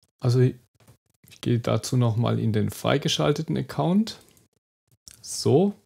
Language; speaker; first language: German; native; German